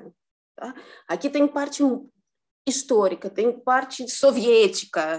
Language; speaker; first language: Portuguese; non-native, fluent; Russian